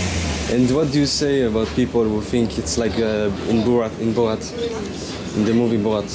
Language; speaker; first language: English; non-native, learner; French